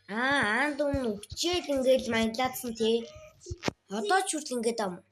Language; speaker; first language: Mongolian; native; Mongolian